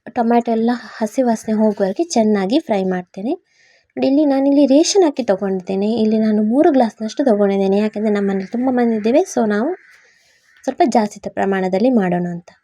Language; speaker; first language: Kannada; native; Kannada